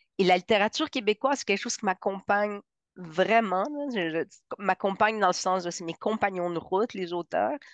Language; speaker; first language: French; early bilingual, other home language; Spanish